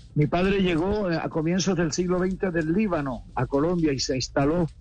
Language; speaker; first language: Spanish; native; Spanish